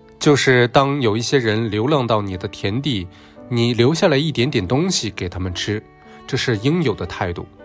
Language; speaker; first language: Chinese; non-native, local second language; Cantonese